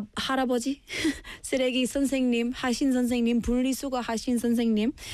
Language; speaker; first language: Korean; non-native, fluent; English